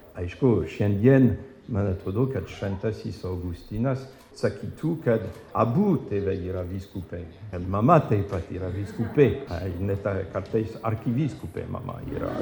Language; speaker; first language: Lithuanian; non-native, fluent; French